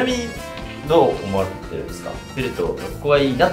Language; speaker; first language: Japanese; native; Japanese